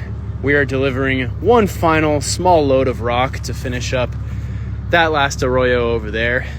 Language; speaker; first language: English; native; English